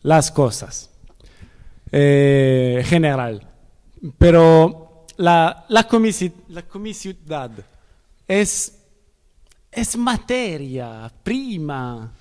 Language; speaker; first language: Spanish; non-native, learner; Italian